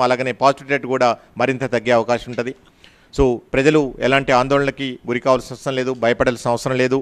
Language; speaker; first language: Telugu; native; Telugu